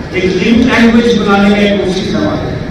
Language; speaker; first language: Hindi; non-native, local second language; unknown